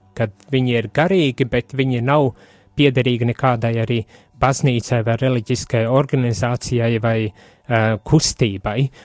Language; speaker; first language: Latvian; native; Latvian